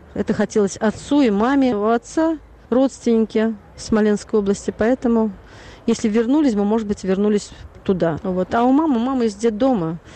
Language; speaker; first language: Russian; native; Russian